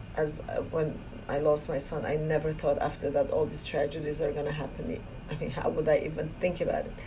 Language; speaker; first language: English; non-native, fluent; Persian